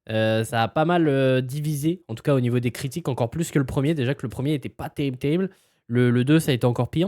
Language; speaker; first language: French; native; French